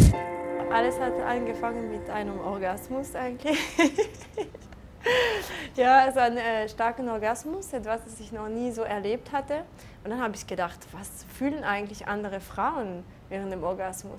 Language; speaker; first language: German; non-native, local second language; French